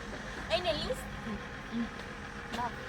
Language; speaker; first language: Spanish; early bilingual, other home language; Armenian